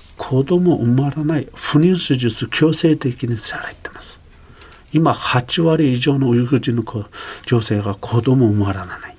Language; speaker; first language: Japanese; non-native, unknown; Uyghur